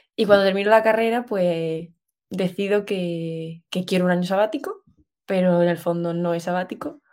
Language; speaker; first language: Spanish; native; Spanish